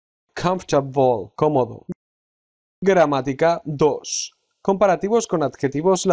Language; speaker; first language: Spanish; native; Spanish